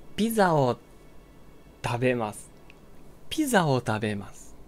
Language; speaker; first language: Japanese; non-native, fluent; Portuguese